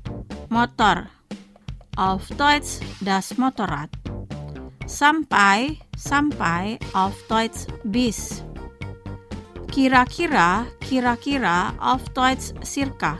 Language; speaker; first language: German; non-native, fluent; Indonesian